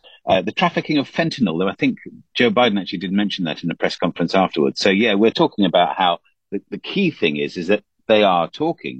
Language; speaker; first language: English; native; English